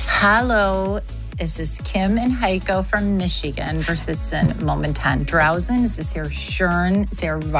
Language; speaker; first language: German; non-native, learner; English